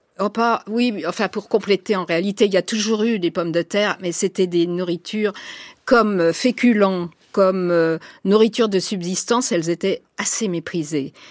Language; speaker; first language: French; native; French